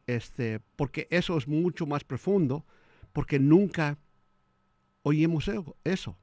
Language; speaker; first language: Spanish; early bilingual, heritage; Spanish